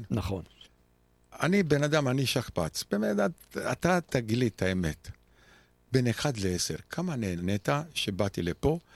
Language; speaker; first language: Hebrew; non-native, fluent; Romanian